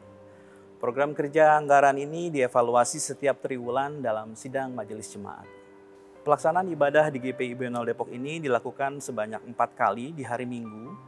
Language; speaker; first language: Indonesian; native; Indonesian